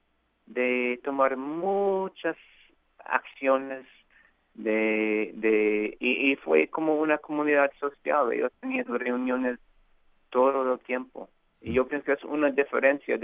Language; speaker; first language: Spanish; non-native, fluent; English